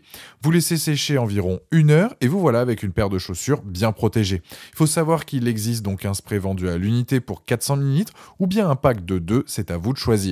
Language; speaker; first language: French; native; French